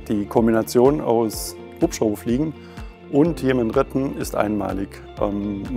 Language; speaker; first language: German; native; German